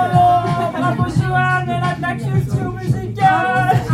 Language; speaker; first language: French; native; French